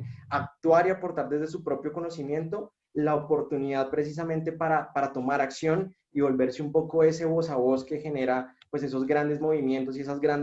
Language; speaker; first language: Spanish; native; Spanish